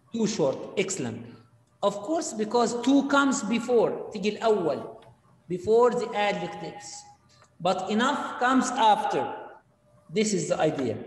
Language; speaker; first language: English; non-native, fluent; Arabic